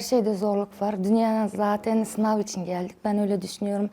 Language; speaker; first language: Turkish; non-native, learner; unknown